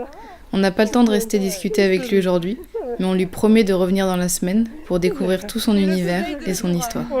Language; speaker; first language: French; native; French